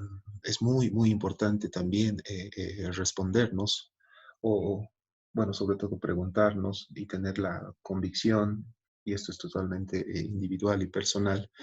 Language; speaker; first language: Spanish; native; Spanish